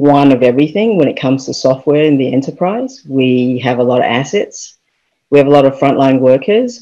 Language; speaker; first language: English; native; English